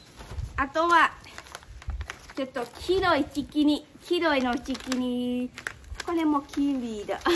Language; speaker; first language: Japanese; non-native, local second language; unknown